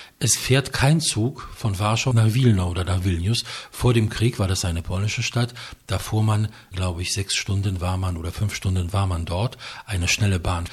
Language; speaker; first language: German; non-native, fluent; Polish